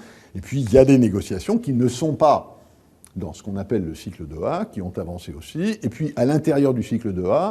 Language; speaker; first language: French; native; French